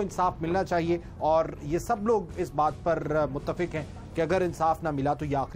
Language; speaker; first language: Urdu; native; Urdu